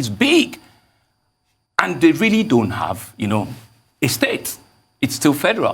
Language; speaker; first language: English; non-native, local second language; Yoruba